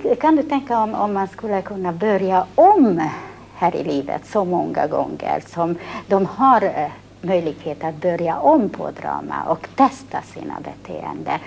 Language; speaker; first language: Swedish; non-native, fluent; Hungarian